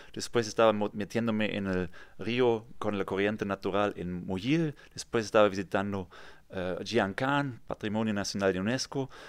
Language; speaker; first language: Spanish; non-native, fluent; German